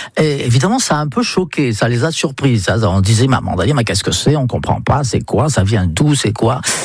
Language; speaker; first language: French; non-native, fluent; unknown